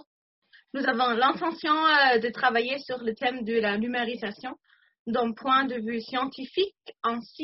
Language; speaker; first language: French; non-native, fluent; German